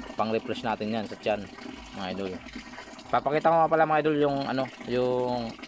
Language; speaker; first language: Filipino; non-native, local second language; Bikol